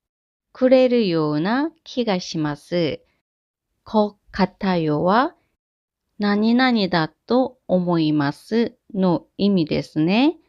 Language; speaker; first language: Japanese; non-native, fluent; Korean